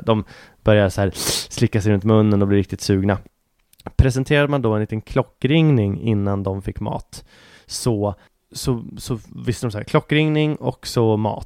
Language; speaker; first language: Swedish; native; Swedish